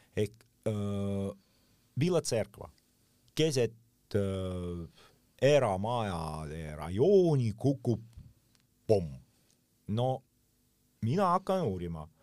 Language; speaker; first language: Estonian; non-native, local second language; Russian